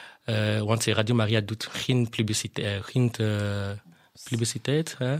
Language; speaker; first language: Dutch; non-native, fluent; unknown